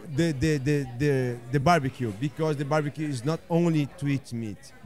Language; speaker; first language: English; non-native, fluent; Portuguese